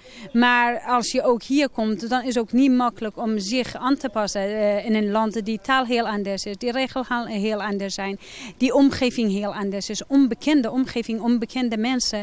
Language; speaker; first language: Dutch; non-native, fluent; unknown